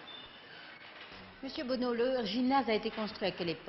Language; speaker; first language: French; native; French